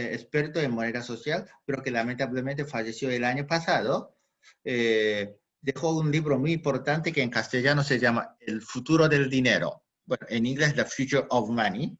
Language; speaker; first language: Spanish; non-native, fluent; Japanese